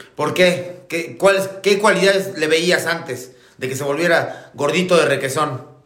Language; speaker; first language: Spanish; native; Spanish